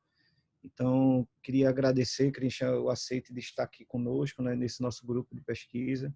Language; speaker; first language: Portuguese; native; Portuguese